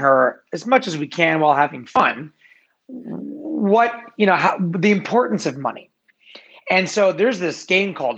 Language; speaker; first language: English; native; English